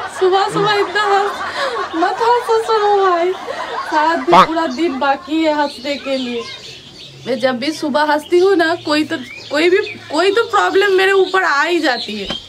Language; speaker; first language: Hindi; non-native, local second language; Bangla